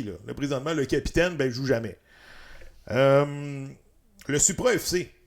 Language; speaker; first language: French; native; French